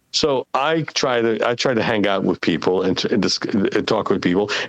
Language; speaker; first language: English; non-native, fluent; Hebrew